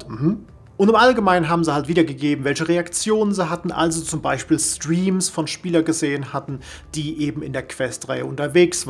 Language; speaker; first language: German; native; German